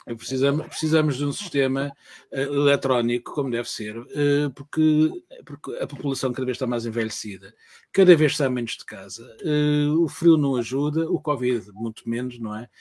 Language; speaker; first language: Portuguese; native; Portuguese